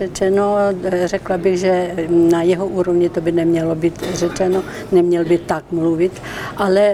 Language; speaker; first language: Czech; non-native, fluent; Ukrainian